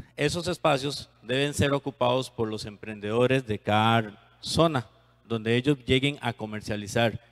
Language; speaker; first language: Spanish; native; Spanish